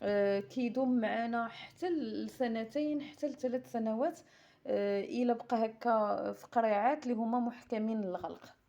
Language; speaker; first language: Arabic; native; Arabic